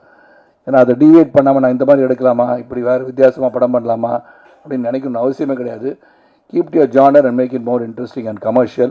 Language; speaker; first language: Tamil; native; Tamil